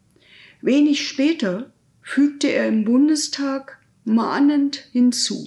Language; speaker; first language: German; native; German